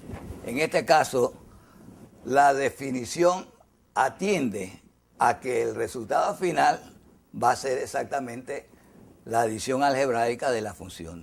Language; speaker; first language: Spanish; native; Spanish